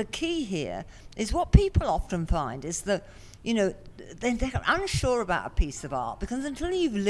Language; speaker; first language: English; native; English